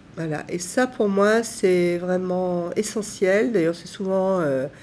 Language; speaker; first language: French; native; French